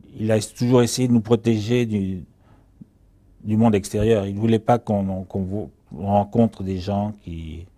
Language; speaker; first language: French; early bilingual, other home language; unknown